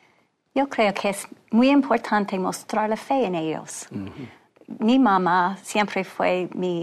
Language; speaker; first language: Spanish; non-native, fluent; English